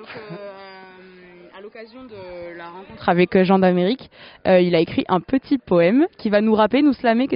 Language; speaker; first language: French; native; French